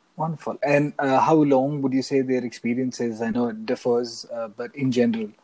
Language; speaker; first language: English; non-native, local second language; Hindi